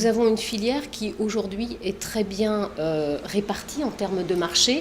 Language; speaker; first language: French; native; French